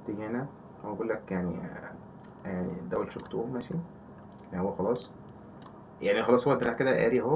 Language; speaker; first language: Arabic; native; Arabic